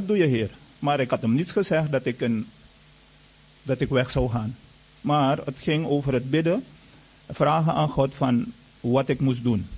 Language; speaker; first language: Dutch; non-native, fluent; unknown